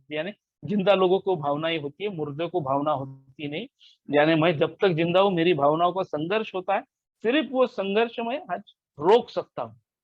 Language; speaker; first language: Hindi; non-native, local second language; Marathi